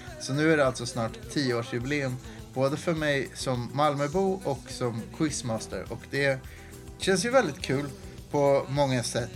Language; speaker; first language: Swedish; native; Swedish